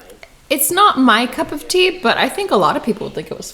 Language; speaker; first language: English; native; English